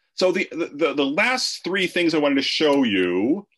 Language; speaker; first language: English; native; English